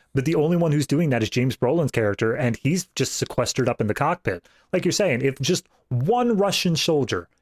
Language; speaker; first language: English; native; English